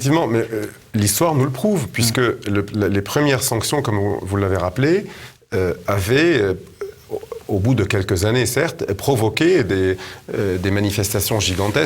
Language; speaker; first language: French; native; French